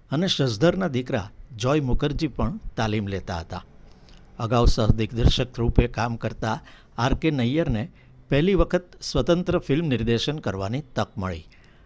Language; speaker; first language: Gujarati; native; Gujarati